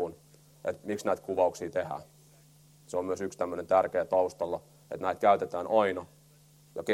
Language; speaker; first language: Finnish; native; Finnish